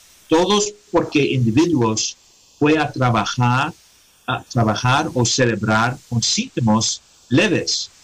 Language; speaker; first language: Spanish; non-native, learner; English